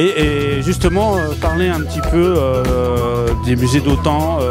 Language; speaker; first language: French; native; French